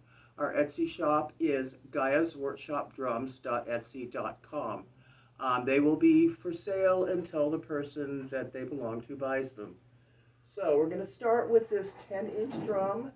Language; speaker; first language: English; native; English